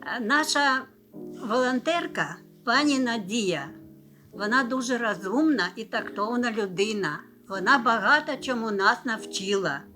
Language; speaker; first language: Ukrainian; non-native, local second language; Russian